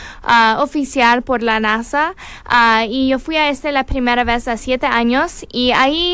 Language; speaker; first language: Spanish; non-native, learner; English